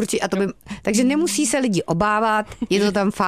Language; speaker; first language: Czech; native; Czech